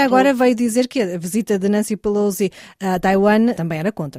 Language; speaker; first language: Portuguese; native; Portuguese